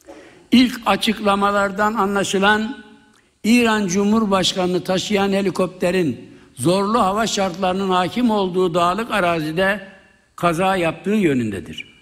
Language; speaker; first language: Turkish; native; Turkish